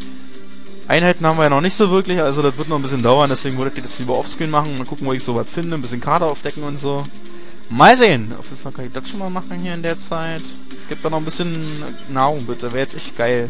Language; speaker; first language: German; native; German